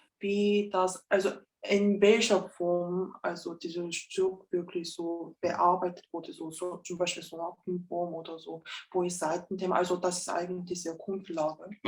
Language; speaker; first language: German; non-native, fluent; Korean